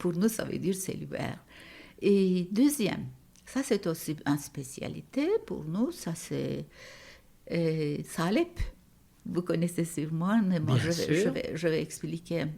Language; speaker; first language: French; non-native, fluent; Turkish